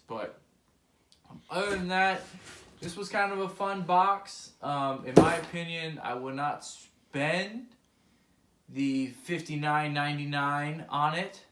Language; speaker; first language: English; native; English